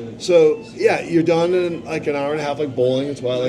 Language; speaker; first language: English; native; English